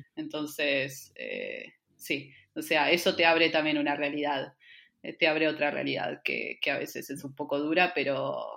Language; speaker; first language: Spanish; native; Spanish